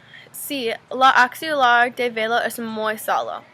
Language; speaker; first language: Spanish; non-native, learner; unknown